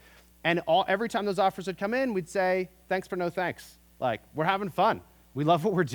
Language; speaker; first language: English; native; English